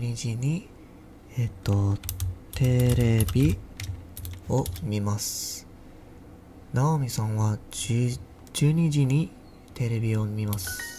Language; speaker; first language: Japanese; non-native, learner; English